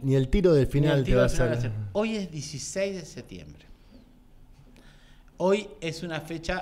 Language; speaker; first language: Spanish; native; Spanish